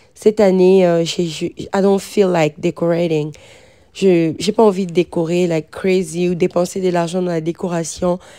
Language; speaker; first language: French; non-native, local second language; Lingala